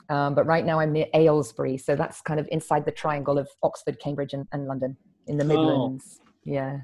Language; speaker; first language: English; native; English